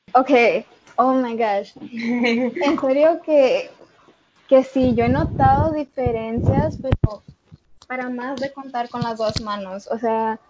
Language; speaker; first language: Spanish; early bilingual, heritage; Spanish